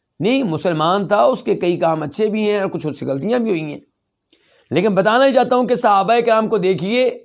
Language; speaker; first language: Urdu; native; Urdu